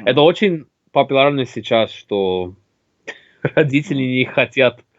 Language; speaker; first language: Russian; non-native, learner; English